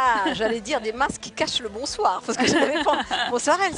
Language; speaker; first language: French; non-native, local second language; Arabic